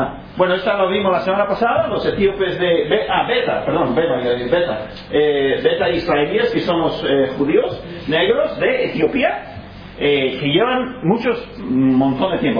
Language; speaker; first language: Spanish; non-native, fluent; English